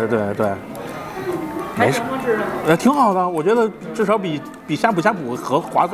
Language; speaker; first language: Chinese; native; Chinese